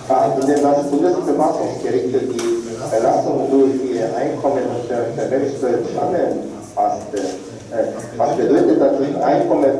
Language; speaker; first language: German; non-native, learner; Korean